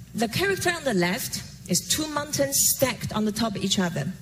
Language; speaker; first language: English; non-native, fluent; Chinese